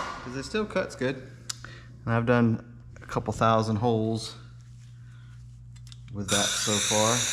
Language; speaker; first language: English; native; English